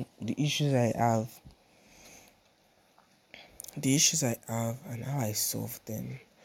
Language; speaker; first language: English; non-native, local second language; Yoruba